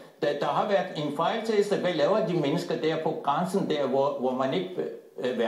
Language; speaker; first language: Danish; non-native, fluent; Turkish